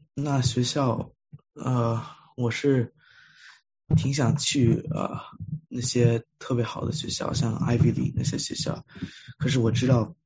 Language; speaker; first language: Chinese; early bilingual, heritage; Chinese